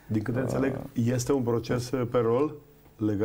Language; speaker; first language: Romanian; native; Romanian